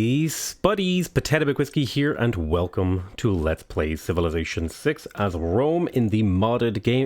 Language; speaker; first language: English; native; English